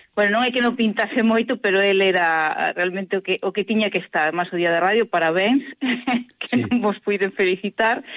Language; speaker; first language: Galician; native; Galician